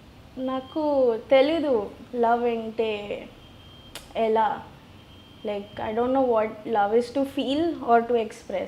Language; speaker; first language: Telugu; non-native, learner; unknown